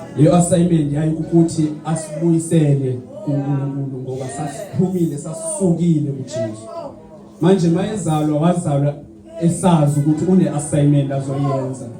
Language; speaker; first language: Zulu; non-native, local second language; Xhosa